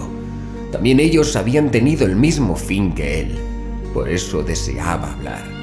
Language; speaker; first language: Spanish; native; Spanish